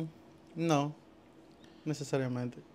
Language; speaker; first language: Spanish; early bilingual, heritage; Spanish